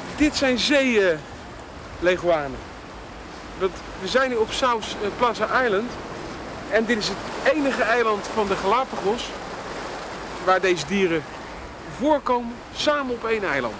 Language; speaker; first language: Dutch; native; Dutch